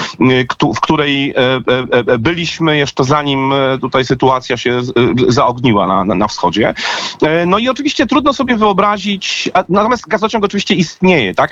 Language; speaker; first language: Polish; native; Polish